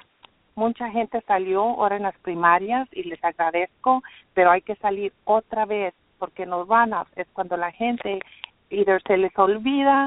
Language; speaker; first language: Spanish; early bilingual, heritage; Spanish